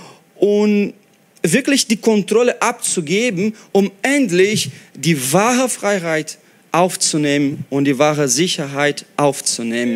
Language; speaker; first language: German; non-native, fluent; Portuguese